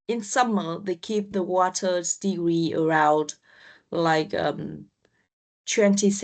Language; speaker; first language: English; non-native, learner; Vietnamese